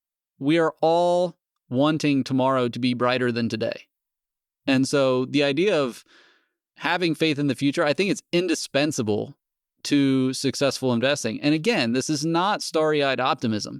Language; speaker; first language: English; native; English